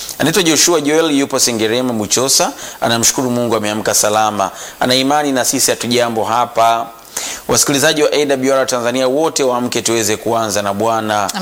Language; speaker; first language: Swahili; non-native, local second language; Sukuma